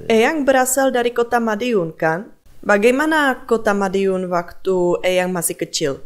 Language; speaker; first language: Indonesian; non-native, fluent; Czech